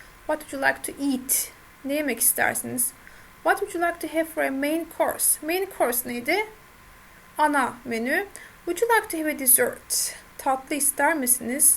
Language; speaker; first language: English; non-native, fluent; Turkish